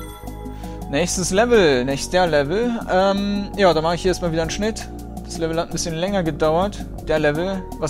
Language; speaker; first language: German; native; German